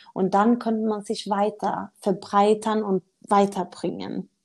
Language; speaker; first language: German; non-native, learner; Swedish